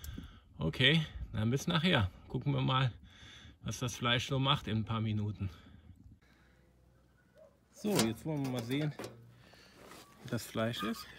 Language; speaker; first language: German; native; German